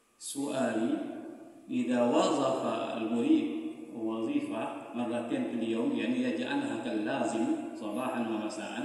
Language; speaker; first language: Arabic; non-native, fluent; Indonesian